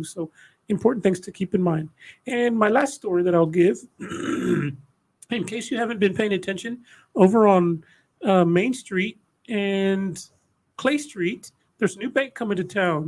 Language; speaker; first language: English; native; English